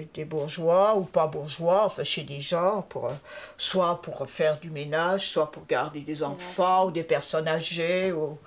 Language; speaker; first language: French; native; French